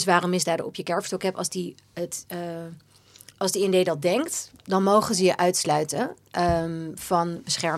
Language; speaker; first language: Dutch; native; Dutch